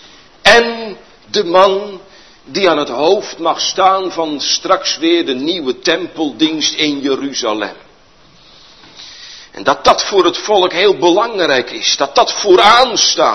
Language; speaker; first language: Dutch; native; Dutch